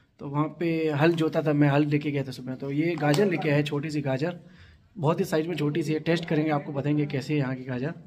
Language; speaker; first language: Hindi; non-native, local second language; Gujarati